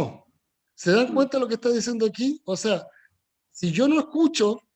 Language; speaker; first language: Spanish; native; Spanish